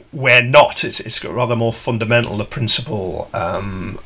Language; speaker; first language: English; native; English